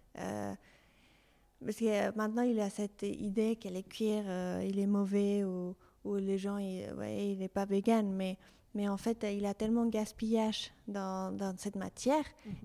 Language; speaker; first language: French; non-native, fluent; Spanish